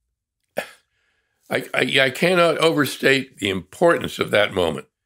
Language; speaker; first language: English; native; English